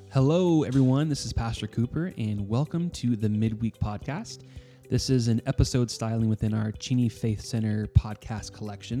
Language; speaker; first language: English; native; English